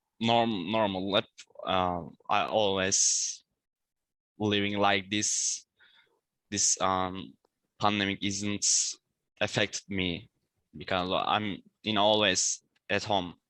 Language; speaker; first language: English; non-native, learner; Turkish